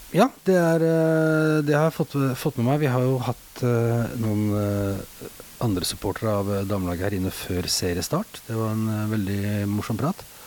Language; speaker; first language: Norwegian; native; Norwegian